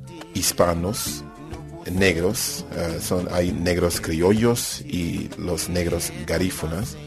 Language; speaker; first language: Spanish; non-native, fluent; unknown